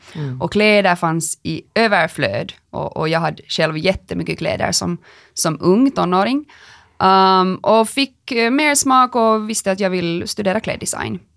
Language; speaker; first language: Swedish; native; Swedish